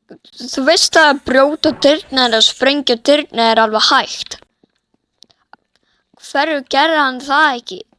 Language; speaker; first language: Icelandic; early bilingual, heritage; Icelandic